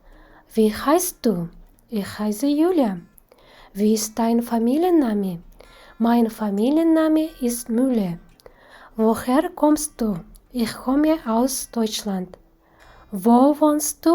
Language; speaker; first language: German; non-native, fluent; Kazakh